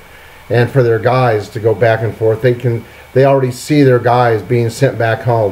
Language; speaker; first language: English; native; English